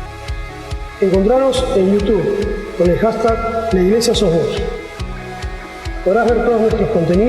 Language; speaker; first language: Spanish; native; Spanish